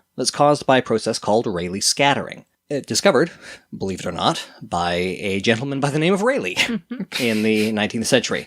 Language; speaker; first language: English; native; English